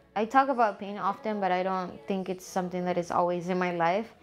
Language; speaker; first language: English; early bilingual, other home language; Spanish